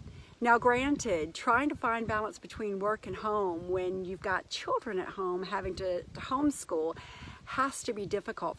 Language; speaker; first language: English; native; English